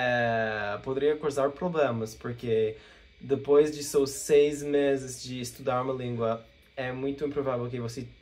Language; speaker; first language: Portuguese; non-native, fluent; English